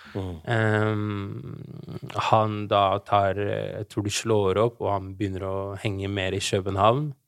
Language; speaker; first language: Norwegian; early bilingual, other home language; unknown